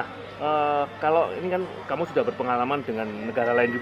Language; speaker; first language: Indonesian; native; Indonesian